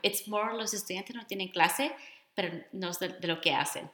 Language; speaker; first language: Spanish; early bilingual, heritage; Spanish